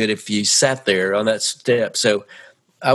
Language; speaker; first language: English; native; English